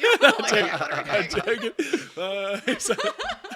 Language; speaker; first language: English; native; English